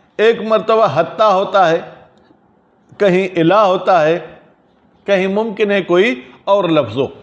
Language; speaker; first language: Urdu; non-native, local second language; Sindhi